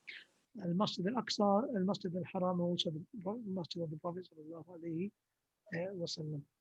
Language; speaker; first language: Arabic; non-native, fluent; English